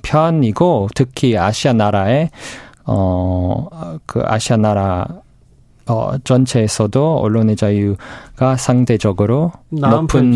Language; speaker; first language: Korean; non-native, fluent; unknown